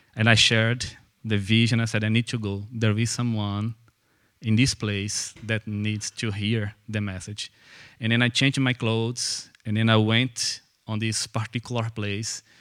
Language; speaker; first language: English; non-native, fluent; Portuguese